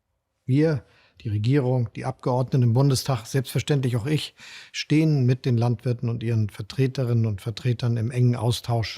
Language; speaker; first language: German; native; German